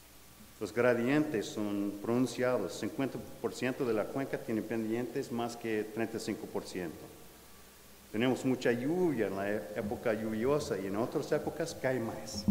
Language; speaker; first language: Spanish; non-native, fluent; English